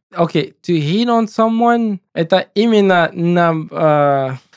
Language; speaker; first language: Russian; non-native, learner; English